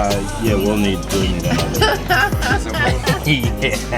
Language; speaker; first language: English; native; English